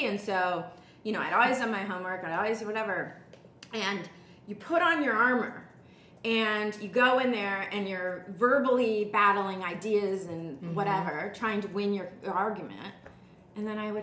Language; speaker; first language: English; native; English